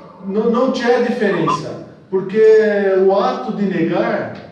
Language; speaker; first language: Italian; non-native, learner; Portuguese